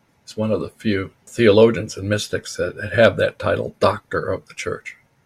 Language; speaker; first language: English; early bilingual, other home language; Spanish